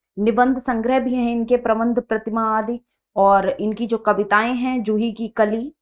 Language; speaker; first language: Hindi; native; Hindi